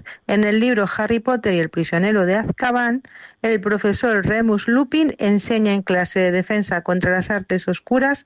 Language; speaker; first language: Spanish; native; Spanish